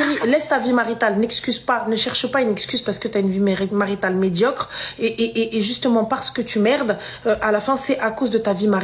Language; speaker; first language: French; native; French